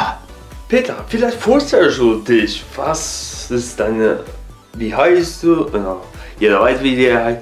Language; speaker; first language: German; non-native, learner; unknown